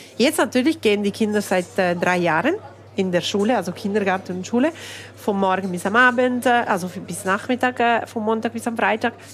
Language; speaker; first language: German; non-native, local second language; Italian